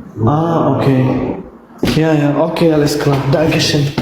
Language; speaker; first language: German; non-native, learner; Slovak